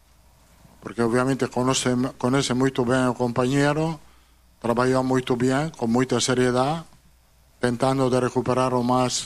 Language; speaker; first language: Portuguese; non-native, fluent; Italian